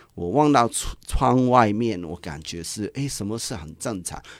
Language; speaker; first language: Chinese; non-native, local second language; Cantonese